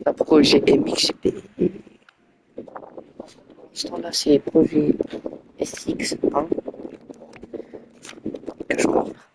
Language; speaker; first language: French; native; French